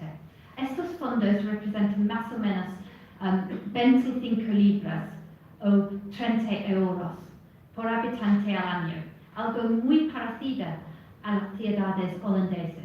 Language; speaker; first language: Spanish; non-native, fluent; English